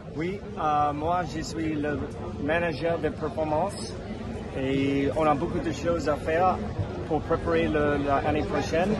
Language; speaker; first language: French; non-native, fluent; English